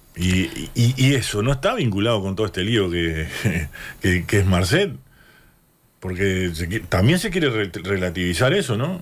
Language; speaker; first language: Spanish; native; Spanish